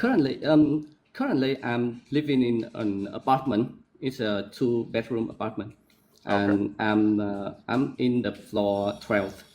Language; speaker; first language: English; non-native, learner; Vietnamese